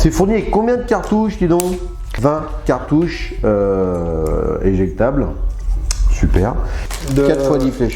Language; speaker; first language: French; native; French